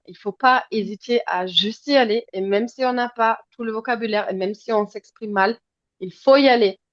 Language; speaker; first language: French; non-native, fluent; German